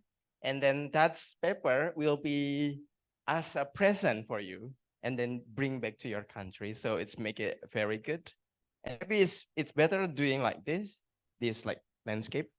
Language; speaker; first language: English; non-native, learner; Indonesian